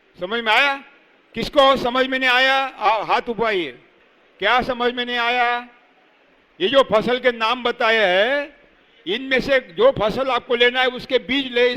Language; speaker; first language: Hindi; non-native, local second language; Marathi